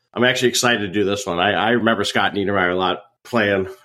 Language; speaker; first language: English; native; English